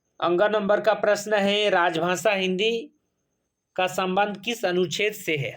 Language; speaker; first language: Hindi; native; Hindi